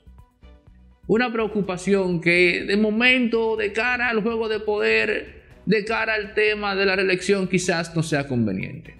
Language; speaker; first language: Spanish; native; Spanish